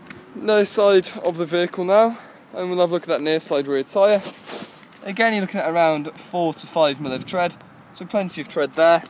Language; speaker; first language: English; native; English